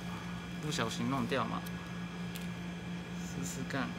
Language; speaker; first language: Chinese; non-native, learner; Japanese